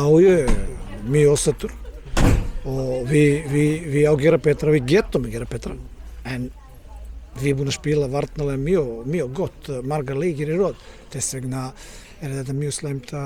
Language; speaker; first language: Icelandic; non-native, learner; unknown